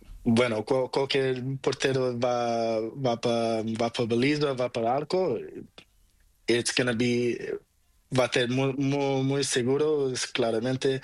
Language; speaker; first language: Spanish; non-native, learner; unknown